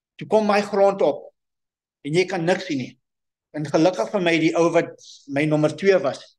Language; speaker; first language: Afrikaans; non-native, local second language; English